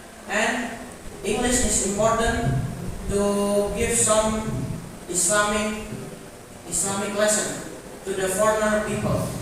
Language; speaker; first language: English; non-native, learner; Indonesian